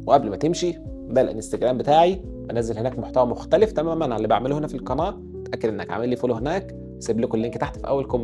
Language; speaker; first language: Arabic; native; Arabic